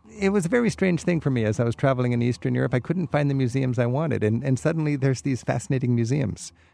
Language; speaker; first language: English; native; English